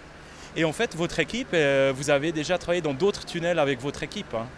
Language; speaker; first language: French; native; French